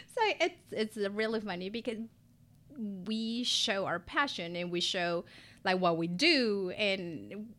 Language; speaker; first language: English; non-native, fluent; Spanish